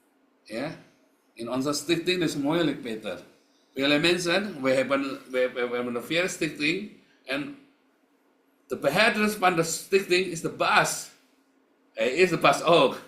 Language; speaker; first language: Dutch; non-native, learner; Indonesian